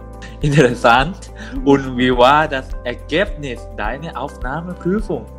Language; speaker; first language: German; non-native, learner; Thai